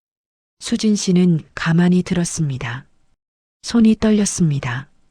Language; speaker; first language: Korean; native; Korean